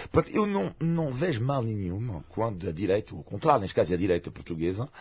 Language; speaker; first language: Portuguese; non-native, fluent; French